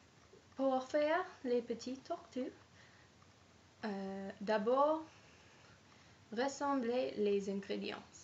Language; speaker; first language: French; non-native, learner; English